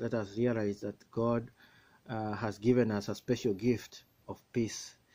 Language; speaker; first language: English; non-native, local second language; Swahili